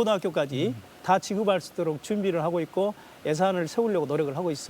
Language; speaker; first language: Korean; native; Korean